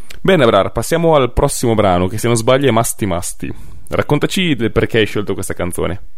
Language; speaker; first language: Italian; native; Italian